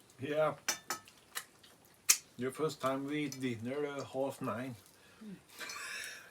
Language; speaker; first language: English; non-native, learner; Swedish